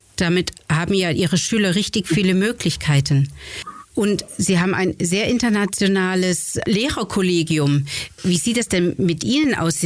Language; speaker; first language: German; native; German